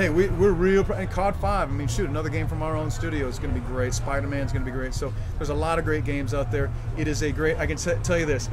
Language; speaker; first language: English; native; English